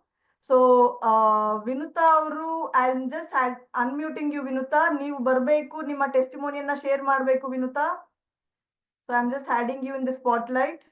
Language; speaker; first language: Kannada; native; Kannada